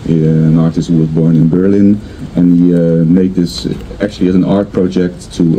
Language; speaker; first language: English; non-native, fluent; Dutch